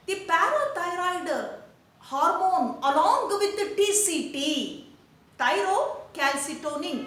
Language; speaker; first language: English; non-native, local second language; Kannada